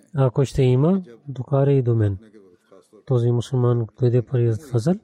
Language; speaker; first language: Bulgarian; non-native, learner; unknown